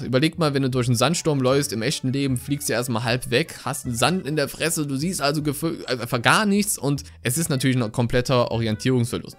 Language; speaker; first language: German; native; German